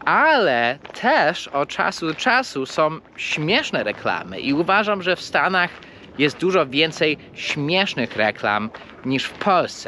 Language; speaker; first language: Polish; non-native, fluent; English